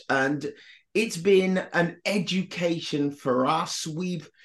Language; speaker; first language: English; native; English